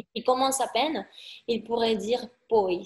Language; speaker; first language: French; non-native, fluent; Spanish